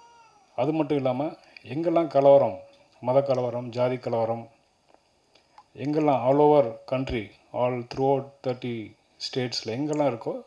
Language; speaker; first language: Tamil; native; Tamil